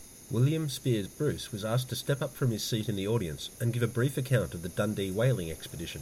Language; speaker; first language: English; native; English